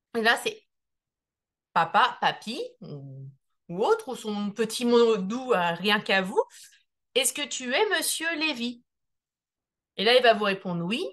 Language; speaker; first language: French; native; French